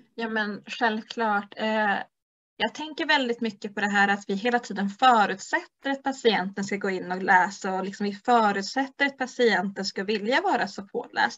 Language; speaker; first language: Swedish; native; Swedish